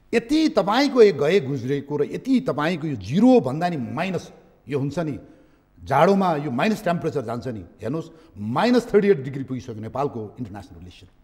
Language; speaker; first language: Nepali; native; Nepali